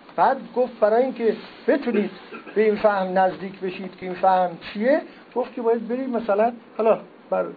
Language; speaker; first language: Persian; non-native, local second language; Azerbaijani